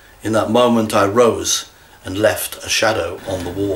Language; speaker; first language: English; native; English